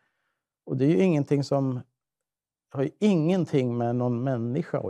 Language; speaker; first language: Swedish; native; Swedish